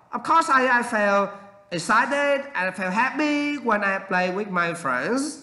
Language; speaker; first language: English; non-native, learner; Vietnamese